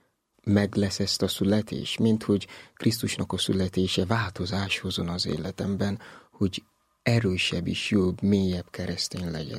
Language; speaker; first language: Hungarian; non-native, learner; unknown